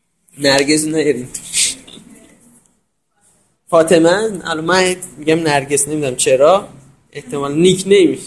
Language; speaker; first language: Persian; native; Persian